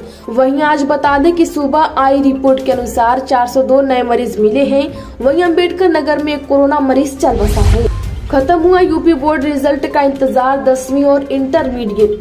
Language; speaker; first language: Hindi; native; Hindi